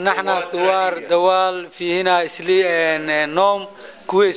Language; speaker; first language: Arabic; non-native, learner; Somali